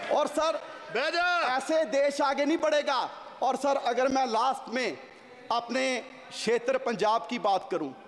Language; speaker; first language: Hindi; native; Hindi